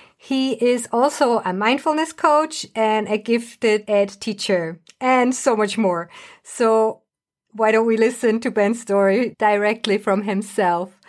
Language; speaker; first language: English; non-native, fluent; German